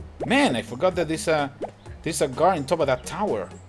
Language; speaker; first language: English; non-native, fluent; Spanish